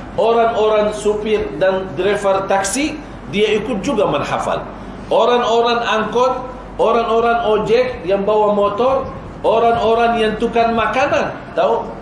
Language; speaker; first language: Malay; non-native, fluent; Arabic